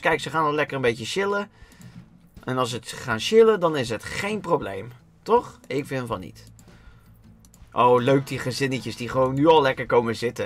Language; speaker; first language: Dutch; native; Dutch